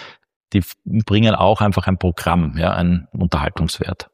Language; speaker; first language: German; native; German